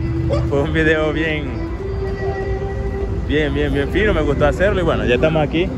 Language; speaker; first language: Spanish; native; Spanish